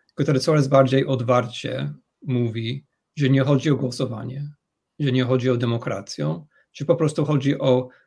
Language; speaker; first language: Polish; non-native, fluent; English